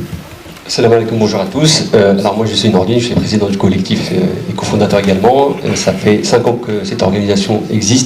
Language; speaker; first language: French; native; French